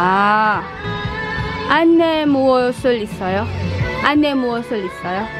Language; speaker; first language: Korean; non-native, learner; Filipino